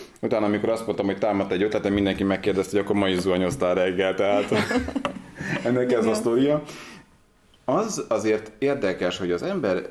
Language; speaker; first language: Hungarian; native; Hungarian